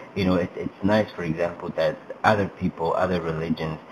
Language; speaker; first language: English; native; English